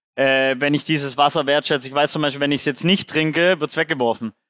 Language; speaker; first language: German; native; German